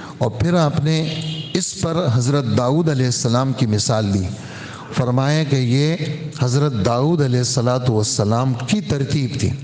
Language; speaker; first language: Urdu; native; Urdu